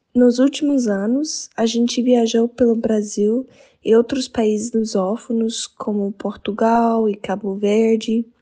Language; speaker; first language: Portuguese; non-native, fluent; English